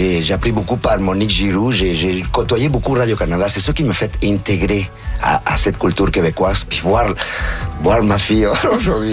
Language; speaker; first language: French; non-native, fluent; Spanish